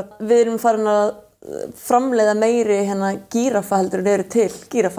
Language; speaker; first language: Icelandic; native; Icelandic